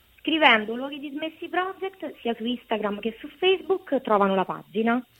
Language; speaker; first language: Italian; native; Italian